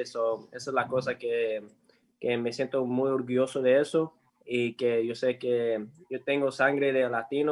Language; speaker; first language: Spanish; early bilingual, heritage; English